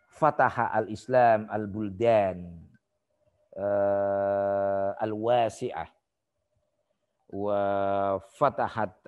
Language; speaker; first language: Arabic; non-native, fluent; Indonesian